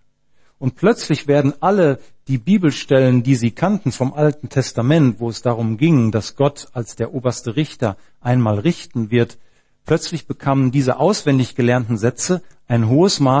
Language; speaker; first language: German; native; German